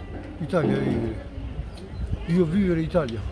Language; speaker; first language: Italian; non-native, learner; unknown